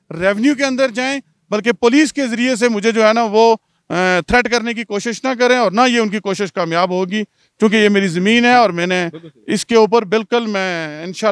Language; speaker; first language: Urdu; non-native, local second language; Punjabi